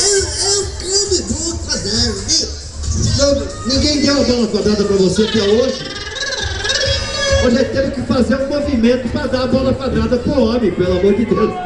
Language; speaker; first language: Portuguese; non-native, learner; Spanish